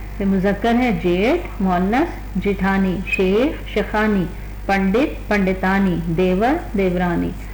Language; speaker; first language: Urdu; native; Urdu